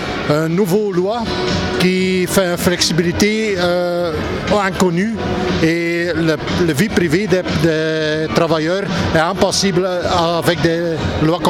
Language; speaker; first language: French; non-native, local second language; Dutch